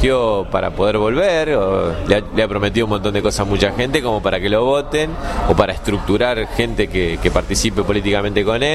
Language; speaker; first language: Spanish; native; Spanish